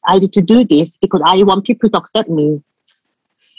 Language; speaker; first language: English; non-native, fluent; Korean